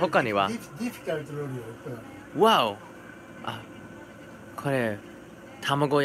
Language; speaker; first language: Japanese; non-native, learner; English